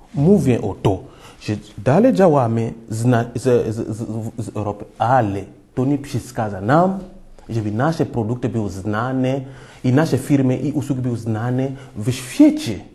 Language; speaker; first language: Polish; non-native, fluent; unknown